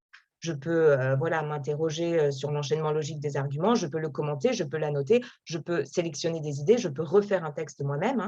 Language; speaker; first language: French; native; French